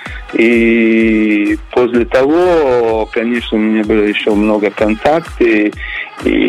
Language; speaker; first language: Russian; non-native, learner; Italian